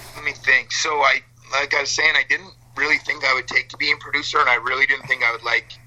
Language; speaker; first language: English; native; English